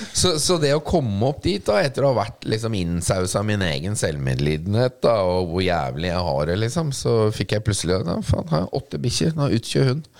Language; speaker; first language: Norwegian; native; Norwegian